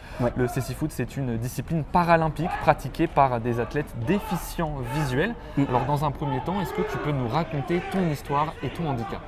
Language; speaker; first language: French; native; French